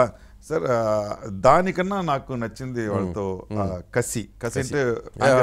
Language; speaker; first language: Telugu; non-native, learner; Tamil